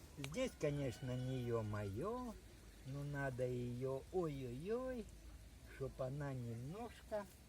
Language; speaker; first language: Russian; non-native, local second language; Ukrainian